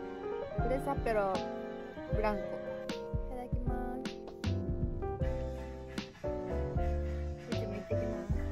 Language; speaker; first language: Japanese; native; Japanese